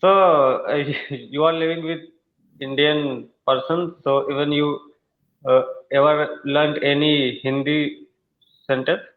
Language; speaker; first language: English; non-native, learner; Hindi